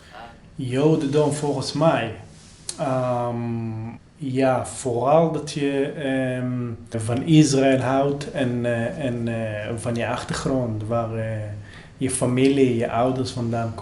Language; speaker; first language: Dutch; non-native, fluent; Hebrew